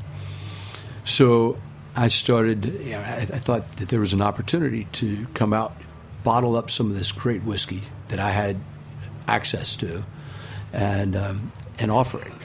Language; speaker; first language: English; native; English